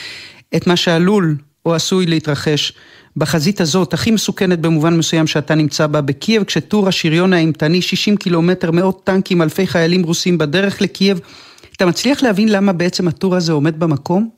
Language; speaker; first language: Hebrew; native; Hebrew